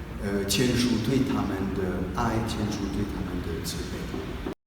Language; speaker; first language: Chinese; non-native, fluent; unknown